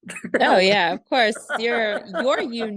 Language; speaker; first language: English; native; English